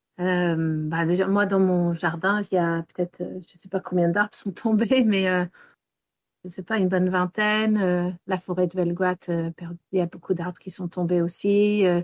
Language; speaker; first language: French; non-native, local second language; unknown